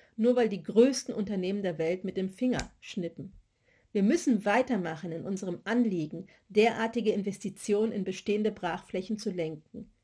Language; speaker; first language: German; native; German